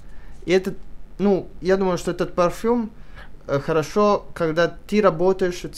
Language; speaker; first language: Russian; early bilingual, heritage; Italian